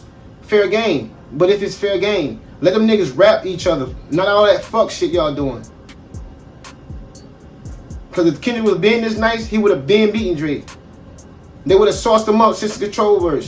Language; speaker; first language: English; native; English